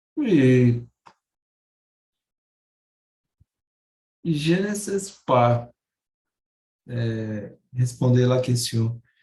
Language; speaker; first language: French; non-native, learner; Portuguese